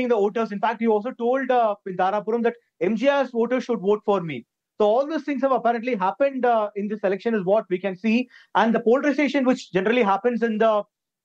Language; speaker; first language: English; non-native, local second language; Tamil